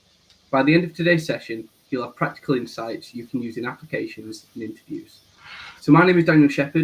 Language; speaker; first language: English; native; English